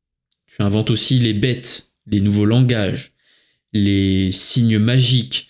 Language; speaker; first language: French; native; French